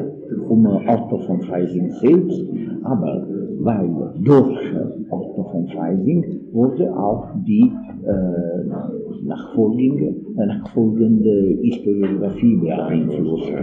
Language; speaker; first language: German; non-native, fluent; Italian